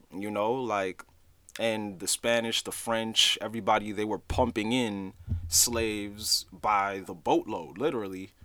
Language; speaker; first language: English; native; English